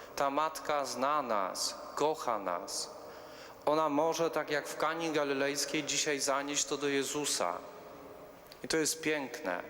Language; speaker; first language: Polish; native; Polish